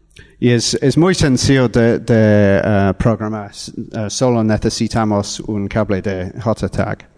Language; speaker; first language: Spanish; non-native, fluent; English